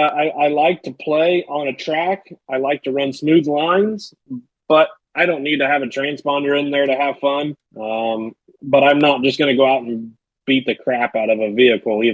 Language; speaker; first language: English; native; English